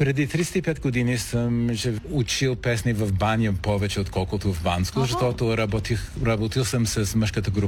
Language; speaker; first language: Bulgarian; non-native, fluent; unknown